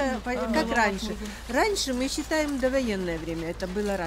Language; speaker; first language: Russian; native; Russian